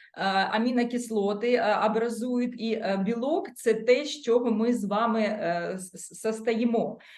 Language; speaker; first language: Ukrainian; non-native, local second language; Russian